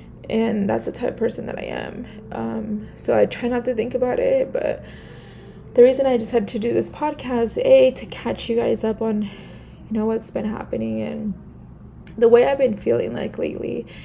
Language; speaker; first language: English; early bilingual, other home language; Spanish